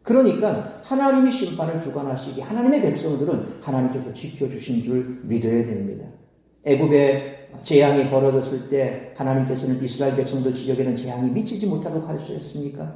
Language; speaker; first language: Korean; native; Korean